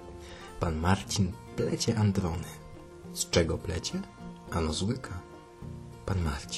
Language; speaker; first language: Polish; native; Polish